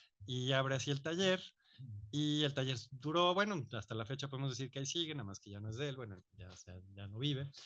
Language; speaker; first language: Spanish; native; Spanish